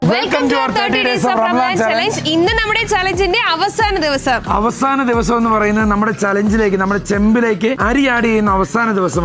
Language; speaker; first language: Malayalam; native; Malayalam